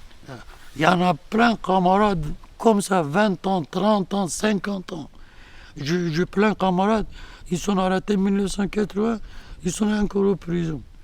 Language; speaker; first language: French; non-native, learner; Kurdish